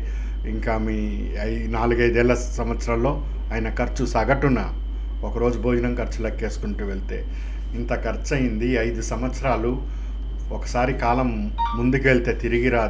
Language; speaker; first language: Telugu; native; Telugu